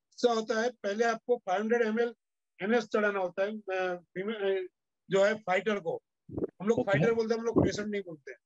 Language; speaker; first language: Hindi; non-native, local second language; Gujarati